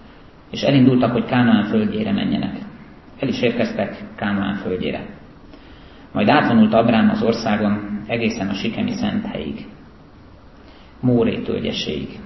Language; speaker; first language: Hungarian; native; Hungarian